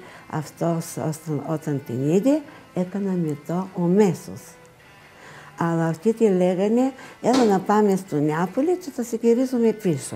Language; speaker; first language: Greek; non-native, learner; Bulgarian